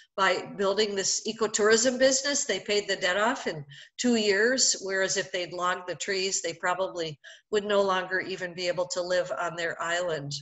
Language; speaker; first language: English; native; English